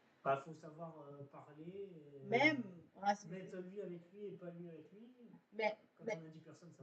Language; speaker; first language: French; native; French